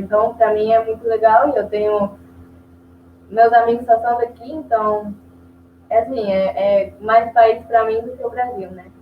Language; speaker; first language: Portuguese; early bilingual, heritage; Portuguese